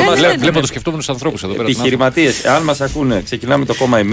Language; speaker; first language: Greek; native; Greek